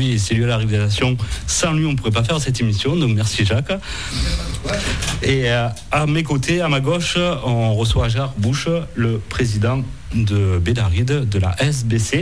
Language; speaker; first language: French; native; French